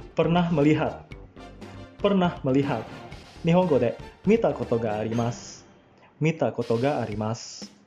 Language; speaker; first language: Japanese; non-native, fluent; Indonesian